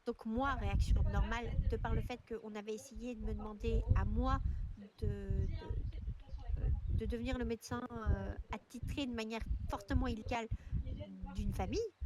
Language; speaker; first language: French; native; French